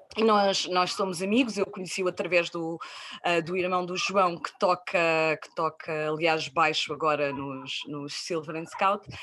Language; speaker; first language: Portuguese; native; Portuguese